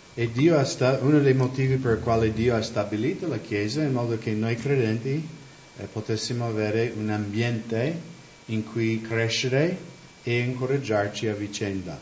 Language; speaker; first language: Italian; non-native, fluent; English